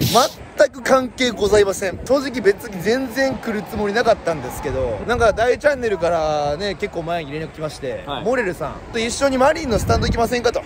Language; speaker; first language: Japanese; native; Japanese